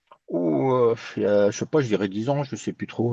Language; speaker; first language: French; native; French